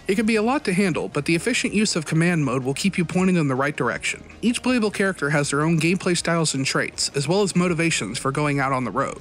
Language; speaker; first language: English; native; English